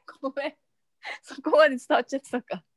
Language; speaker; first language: Japanese; native; Japanese